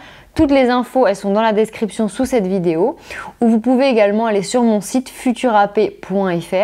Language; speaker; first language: French; native; French